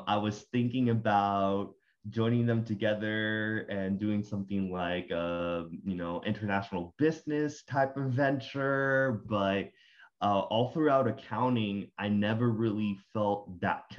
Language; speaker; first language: English; non-native, fluent; Spanish